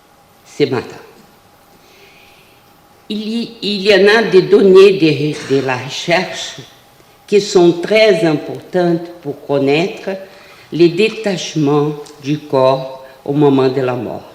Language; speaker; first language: French; non-native, fluent; Portuguese